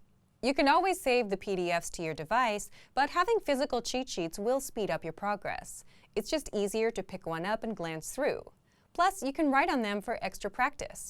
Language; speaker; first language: English; native; English